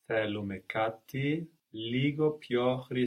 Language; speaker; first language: Greek; non-native, learner; English